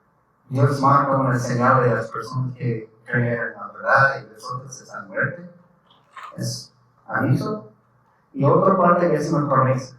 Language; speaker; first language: Spanish; non-native, learner; English